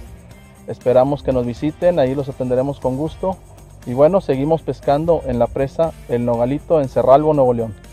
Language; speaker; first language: Spanish; native; Spanish